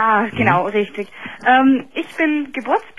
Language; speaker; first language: German; native; German